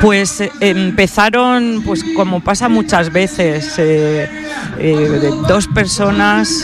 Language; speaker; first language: Spanish; native; Spanish